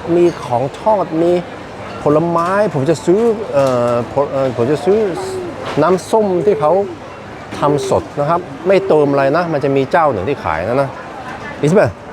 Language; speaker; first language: Thai; non-native, fluent; Norwegian